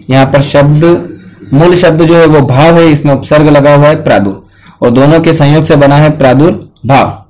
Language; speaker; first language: Hindi; native; Hindi